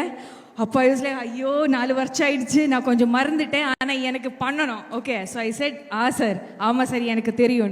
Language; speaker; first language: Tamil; non-native, fluent; Malayalam